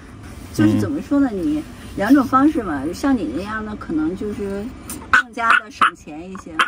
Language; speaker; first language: Chinese; native; Chinese